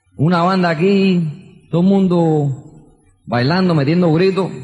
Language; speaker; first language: Spanish; early bilingual, heritage; Spanish